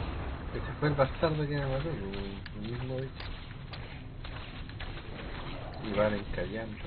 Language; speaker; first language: Spanish; native; Spanish